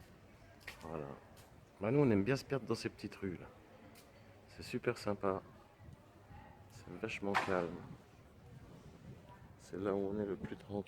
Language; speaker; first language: French; native; French